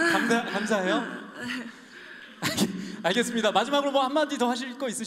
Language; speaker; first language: Korean; native; Korean